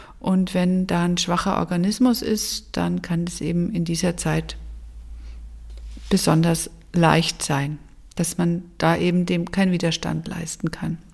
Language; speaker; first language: German; native; German